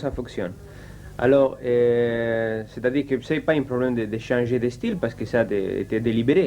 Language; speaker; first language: French; non-native, learner; Spanish